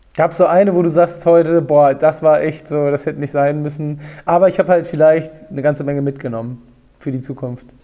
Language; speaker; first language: German; native; German